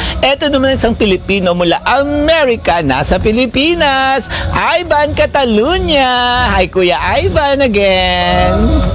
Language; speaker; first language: Filipino; native; Filipino